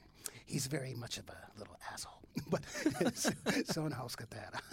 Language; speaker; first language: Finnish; non-native, learner; English